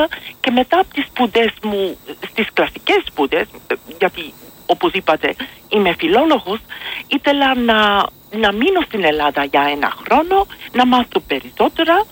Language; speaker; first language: Greek; non-native, fluent; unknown